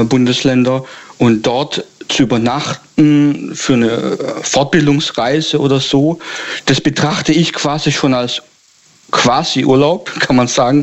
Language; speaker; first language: German; native; German